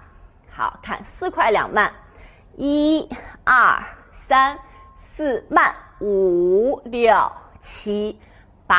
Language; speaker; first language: Chinese; native; Chinese